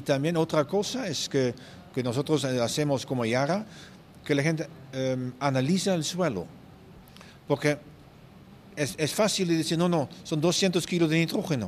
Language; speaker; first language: Spanish; non-native, fluent; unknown